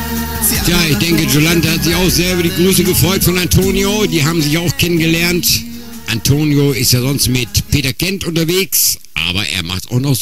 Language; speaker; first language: German; native; German